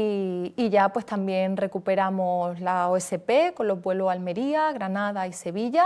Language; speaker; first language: Spanish; native; Spanish